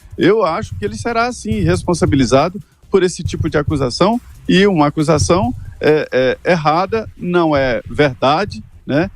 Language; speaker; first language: Portuguese; native; Portuguese